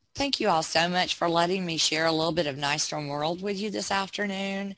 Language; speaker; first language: English; native; English